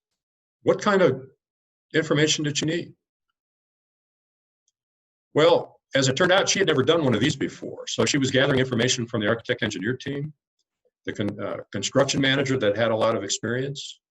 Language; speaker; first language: English; native; English